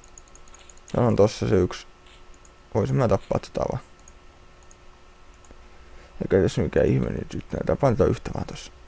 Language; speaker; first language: Finnish; native; Finnish